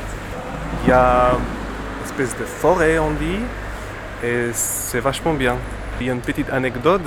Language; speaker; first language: French; non-native, fluent; Slovak